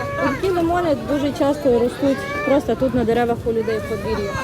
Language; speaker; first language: Ukrainian; non-native, local second language; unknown